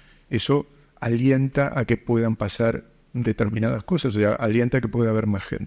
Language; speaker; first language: Spanish; native; Spanish